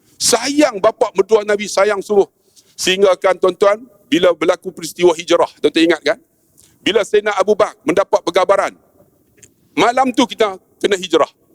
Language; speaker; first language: Malay; native; Malay